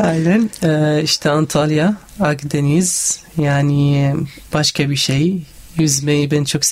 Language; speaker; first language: Turkish; non-native, fluent; Arabic